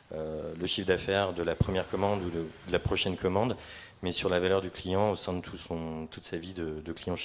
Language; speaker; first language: French; native; French